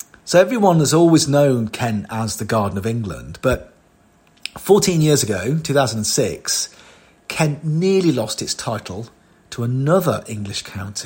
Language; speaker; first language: English; native; English